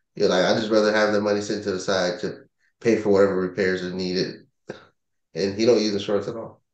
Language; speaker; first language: English; native; English